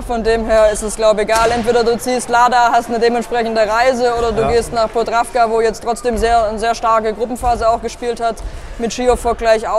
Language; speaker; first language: German; native; German